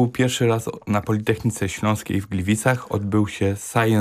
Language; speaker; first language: Polish; non-native, local second language; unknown